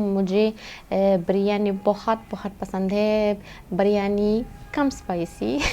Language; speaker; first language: Hindi; non-native, learner; Arabic